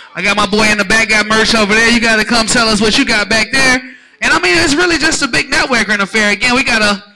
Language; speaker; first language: English; native; English